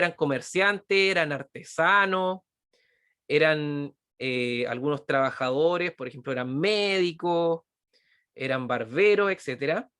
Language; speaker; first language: Spanish; native; Spanish